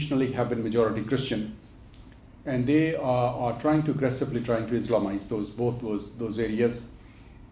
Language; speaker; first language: English; non-native, local second language; Urdu